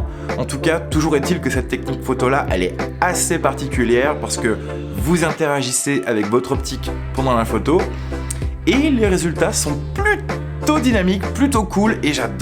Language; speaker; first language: French; native; French